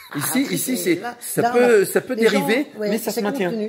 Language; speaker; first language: French; native; French